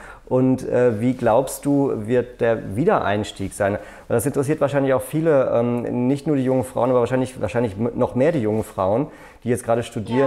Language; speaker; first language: German; native; German